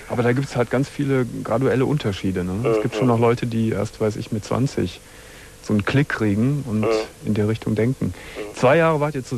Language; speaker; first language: German; native; German